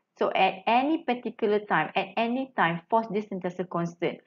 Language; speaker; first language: English; non-native, local second language; Malay